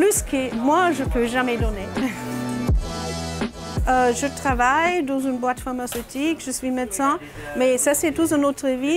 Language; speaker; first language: French; non-native, fluent; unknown